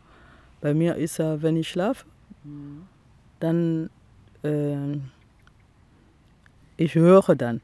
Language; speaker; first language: German; non-native, fluent; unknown